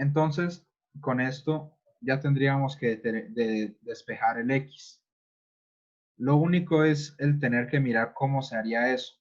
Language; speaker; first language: Spanish; native; Spanish